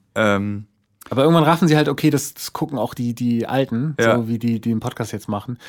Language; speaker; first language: German; native; German